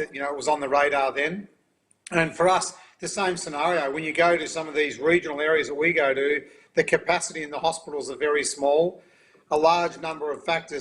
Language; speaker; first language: English; native; English